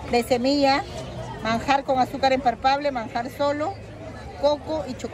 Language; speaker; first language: Spanish; native; Spanish